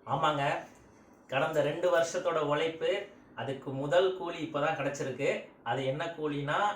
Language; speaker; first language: Tamil; native; Tamil